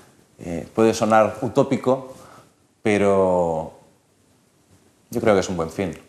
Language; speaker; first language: Spanish; native; Spanish